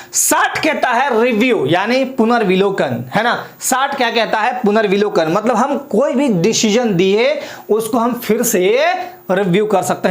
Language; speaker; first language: Hindi; native; Hindi